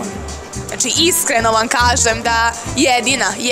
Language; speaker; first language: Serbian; early bilingual, heritage; Serbian